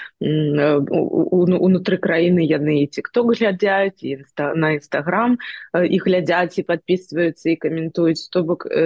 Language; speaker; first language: Belarusian; non-native, local second language; Russian